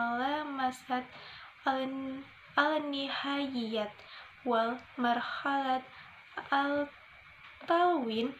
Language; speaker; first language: Arabic; non-native, learner; Indonesian